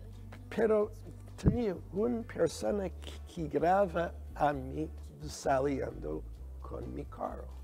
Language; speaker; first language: Spanish; non-native, learner; English